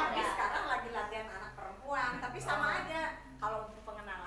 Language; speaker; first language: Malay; non-native, local second language; Sundanese